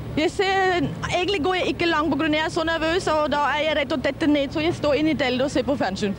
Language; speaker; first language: Norwegian; non-native, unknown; German